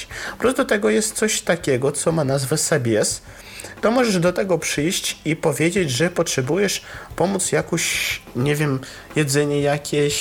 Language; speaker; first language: Polish; non-native, fluent; Russian